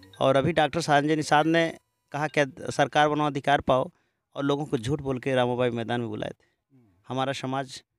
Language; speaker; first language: Hindi; native; Hindi